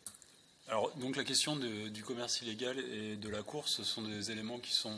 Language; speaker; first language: French; native; French